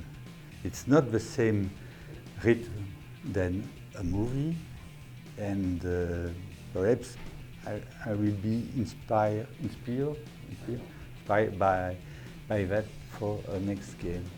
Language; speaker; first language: English; non-native, learner; French